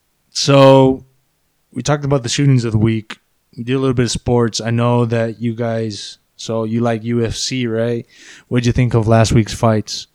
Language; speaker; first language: English; early bilingual, other home language; Spanish